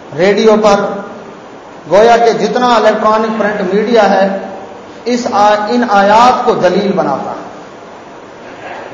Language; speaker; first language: Urdu; non-native, local second language; Saraiki